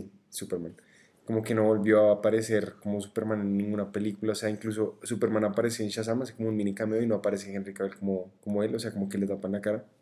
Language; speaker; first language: Spanish; native; Spanish